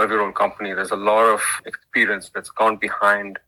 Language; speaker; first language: English; non-native, local second language; Hindi